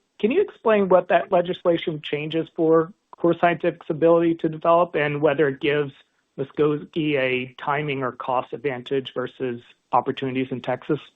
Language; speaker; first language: English; native; English